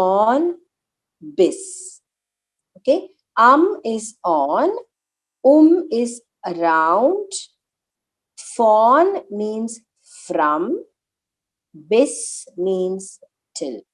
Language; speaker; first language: German; non-native, learner; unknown